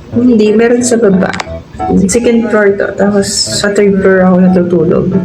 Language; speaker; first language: Filipino; native; Filipino